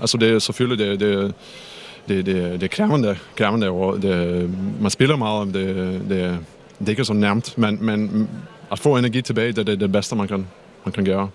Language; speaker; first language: Danish; non-native, fluent; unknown